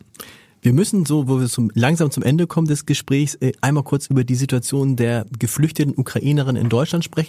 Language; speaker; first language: German; native; German